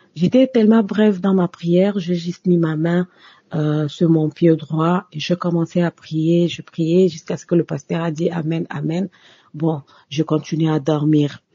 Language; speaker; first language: French; non-native, local second language; Lingala